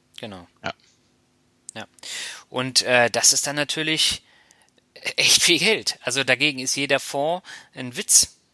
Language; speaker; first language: German; native; German